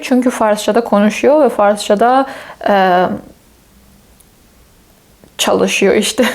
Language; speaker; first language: Turkish; non-native, fluent; Persian